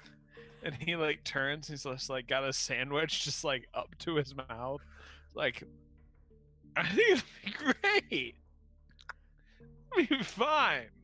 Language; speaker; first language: English; native; English